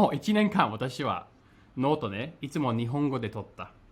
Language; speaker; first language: Japanese; non-native, fluent; English